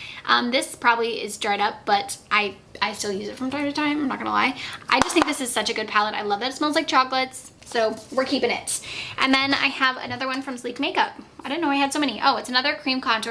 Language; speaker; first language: English; native; English